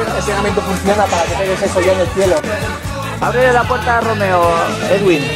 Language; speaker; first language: Spanish; native; Spanish